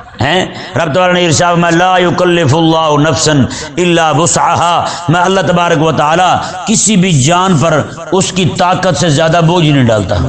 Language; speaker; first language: Urdu; non-native, local second language; Punjabi